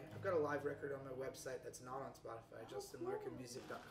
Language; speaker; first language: English; native; English